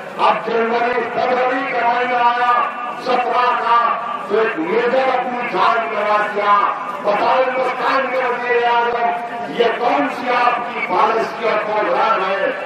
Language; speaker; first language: Urdu; native; Urdu